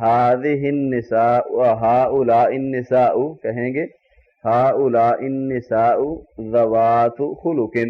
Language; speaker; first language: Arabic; non-native, fluent; Urdu